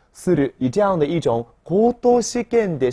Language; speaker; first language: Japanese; non-native, fluent; Chinese